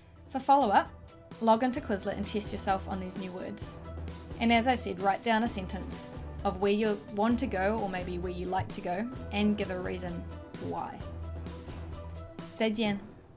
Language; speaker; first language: English; native; English